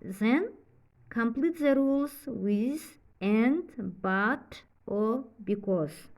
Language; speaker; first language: English; non-native, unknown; Kazakh